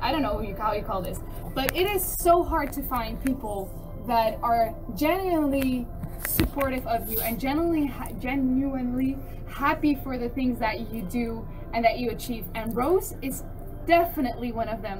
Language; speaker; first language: English; early bilingual, other home language; Dutch